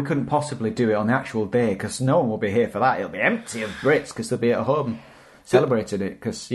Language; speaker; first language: English; native; English